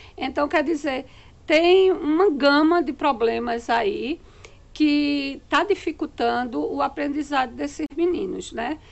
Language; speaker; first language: Portuguese; native; Portuguese